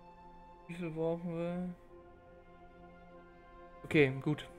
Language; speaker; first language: German; native; German